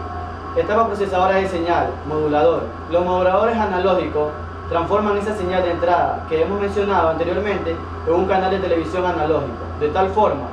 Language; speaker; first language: Spanish; native; Spanish